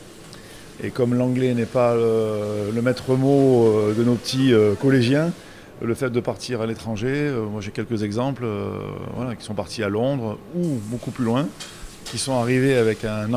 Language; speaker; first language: French; native; French